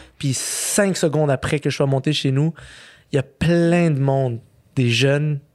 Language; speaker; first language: French; early bilingual, other home language; Arabic